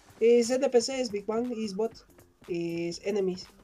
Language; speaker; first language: English; non-native, learner; Spanish